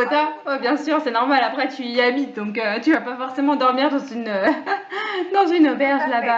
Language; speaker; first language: French; native; French